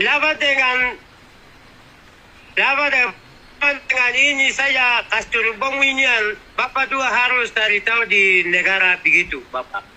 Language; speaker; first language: Indonesian; non-native, local second language; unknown